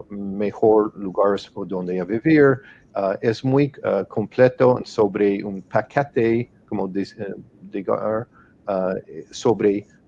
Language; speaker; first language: Spanish; non-native, fluent; English